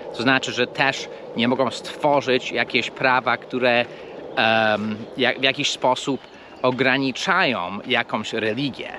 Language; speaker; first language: Polish; non-native, fluent; English